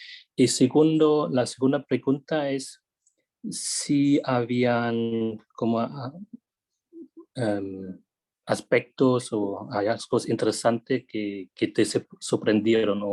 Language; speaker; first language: Spanish; non-native, fluent; Vietnamese